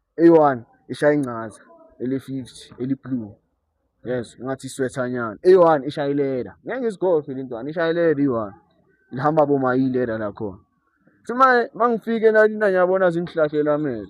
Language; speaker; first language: Zulu; native; Zulu